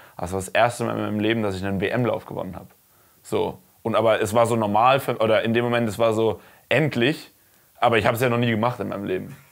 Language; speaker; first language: German; native; German